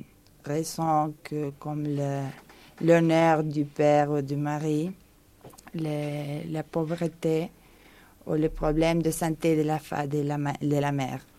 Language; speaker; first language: French; non-native, fluent; Spanish